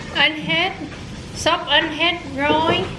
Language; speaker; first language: Vietnamese; early bilingual, heritage; English